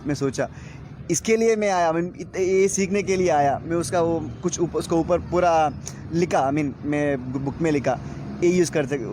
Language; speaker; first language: Hindi; non-native, local second language; Telugu